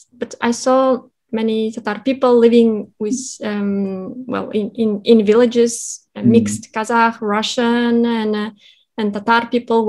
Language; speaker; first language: English; non-native, fluent; Kazakh